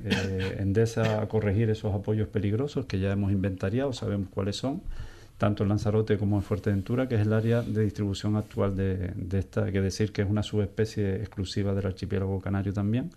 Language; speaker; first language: Spanish; native; Spanish